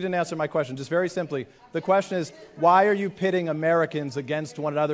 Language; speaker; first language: English; native; English